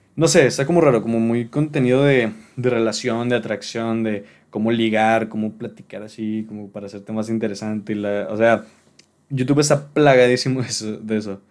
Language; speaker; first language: Spanish; native; Spanish